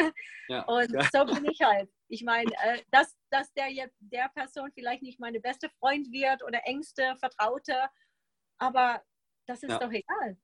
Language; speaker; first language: German; non-native, fluent; English